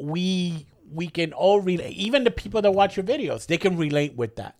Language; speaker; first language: English; early bilingual, other home language; Spanish